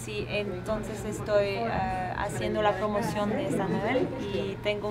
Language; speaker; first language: Spanish; non-native, learner; French